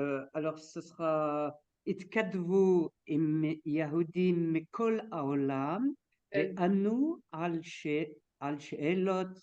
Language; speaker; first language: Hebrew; non-native, learner; French